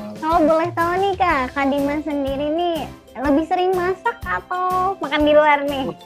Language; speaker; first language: Indonesian; native; Indonesian